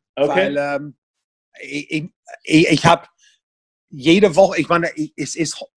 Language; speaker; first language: German; non-native, fluent; English